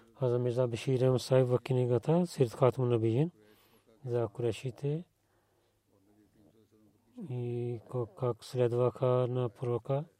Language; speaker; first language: Bulgarian; non-native, learner; Urdu